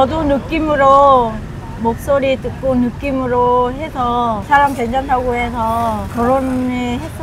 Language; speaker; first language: Korean; non-native, fluent; Vietnamese